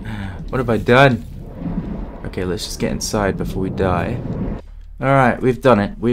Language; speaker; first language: English; native; English